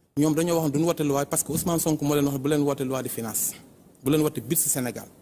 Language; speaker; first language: Wolof; native; Wolof